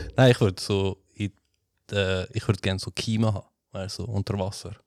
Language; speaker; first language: German; early bilingual, other home language; Albanian